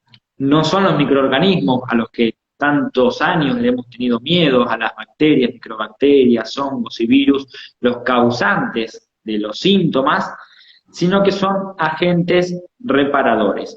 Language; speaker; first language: Spanish; native; Spanish